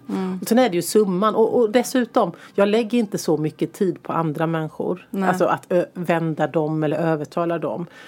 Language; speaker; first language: Swedish; native; Swedish